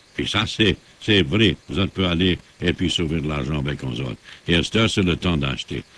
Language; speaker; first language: French; native; French